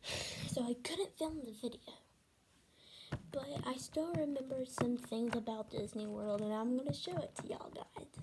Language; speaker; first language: English; native; English